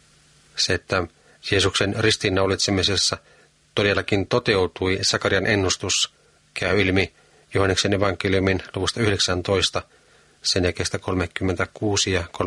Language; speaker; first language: Finnish; native; Finnish